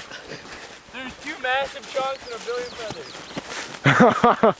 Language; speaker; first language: English; native; English